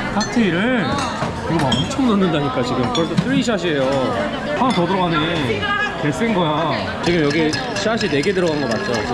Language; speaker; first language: Korean; native; Korean